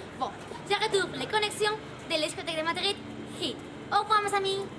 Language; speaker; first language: French; non-native, learner; Spanish